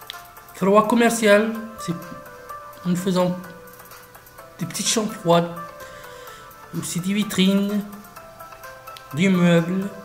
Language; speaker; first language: French; non-native, local second language; Arabic